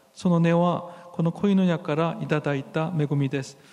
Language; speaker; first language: Japanese; non-native, fluent; Korean